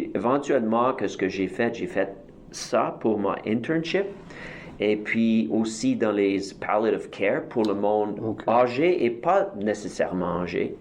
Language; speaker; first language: French; native; French